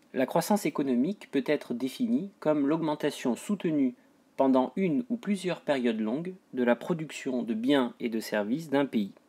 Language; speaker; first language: French; native; French